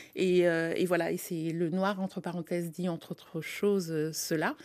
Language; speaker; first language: French; native; French